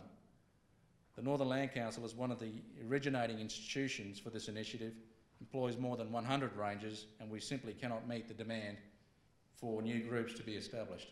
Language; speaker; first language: English; native; English